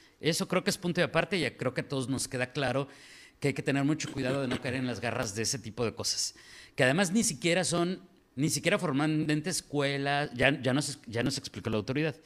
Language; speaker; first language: Spanish; native; Spanish